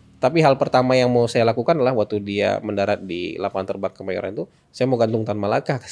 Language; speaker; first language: Indonesian; non-native, local second language; Minangkabau